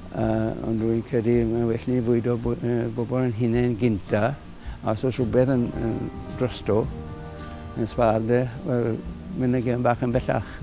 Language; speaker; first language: Welsh; native; Welsh